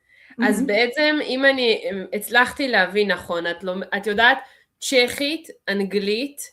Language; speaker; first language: Hebrew; early bilingual, other home language; Russian